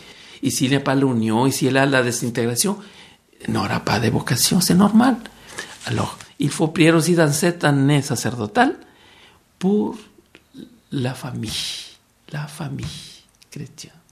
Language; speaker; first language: French; non-native, fluent; Spanish